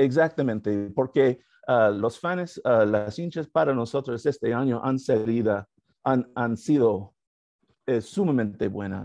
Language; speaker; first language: Spanish; non-native, learner; English